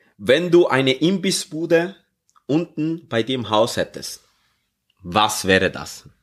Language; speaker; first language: German; native; German